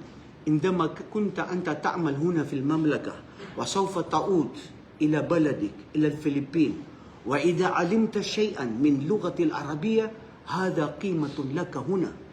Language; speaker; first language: Arabic; non-native, fluent; Filipino